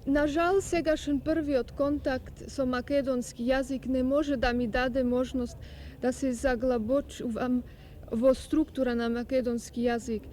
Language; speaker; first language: Macedonian; non-native, learner; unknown